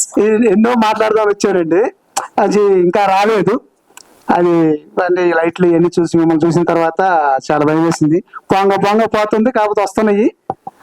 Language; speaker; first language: Telugu; native; Telugu